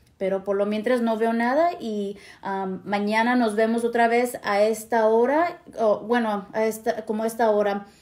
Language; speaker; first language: Spanish; early bilingual, heritage; Spanish